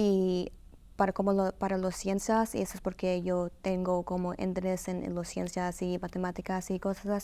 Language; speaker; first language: Spanish; early bilingual, heritage; Spanish